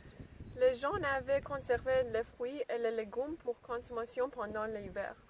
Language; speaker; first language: French; non-native, learner; English